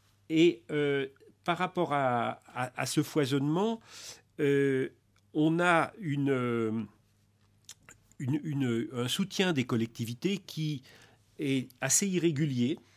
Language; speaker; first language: French; native; French